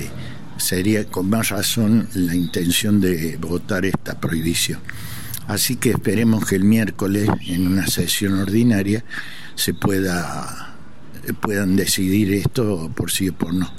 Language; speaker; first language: Spanish; native; Spanish